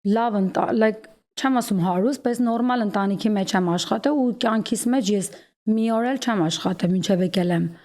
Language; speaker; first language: Armenian; native; Armenian